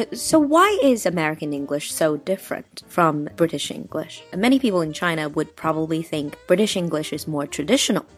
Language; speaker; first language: English; non-native, fluent; Chinese